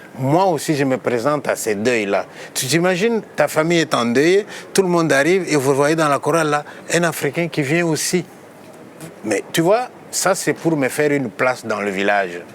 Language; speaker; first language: French; non-native, local second language; Luba-Lulua